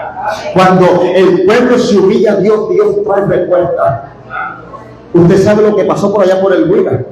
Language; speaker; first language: Spanish; native; Spanish